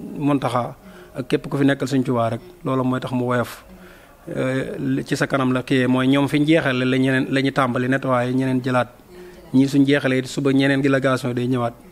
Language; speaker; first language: Wolof; native; Wolof